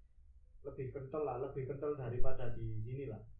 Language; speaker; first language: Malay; non-native, local second language; Javanese